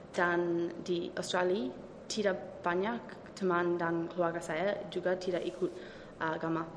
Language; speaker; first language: Indonesian; early bilingual, heritage; Indonesian